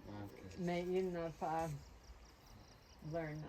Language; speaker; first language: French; non-native, learner; English